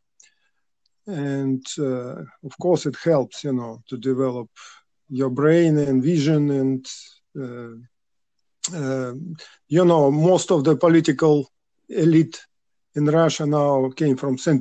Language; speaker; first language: English; non-native, fluent; Russian